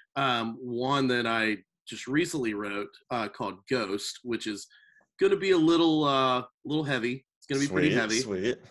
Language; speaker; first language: English; native; English